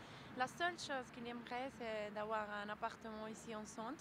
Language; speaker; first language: French; non-native, local second language; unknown